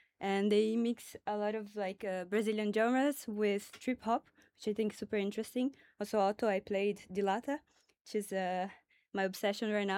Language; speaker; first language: English; non-native, fluent; Portuguese